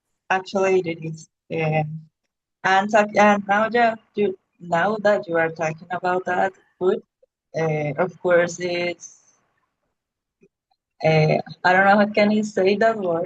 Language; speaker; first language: English; non-native, learner; Spanish